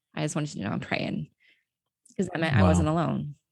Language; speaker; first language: English; native; English